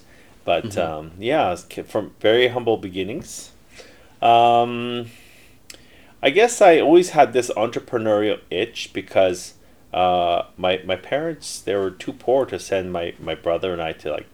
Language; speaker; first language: English; early bilingual, other home language; Korean